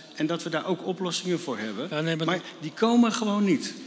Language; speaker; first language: Dutch; native; Dutch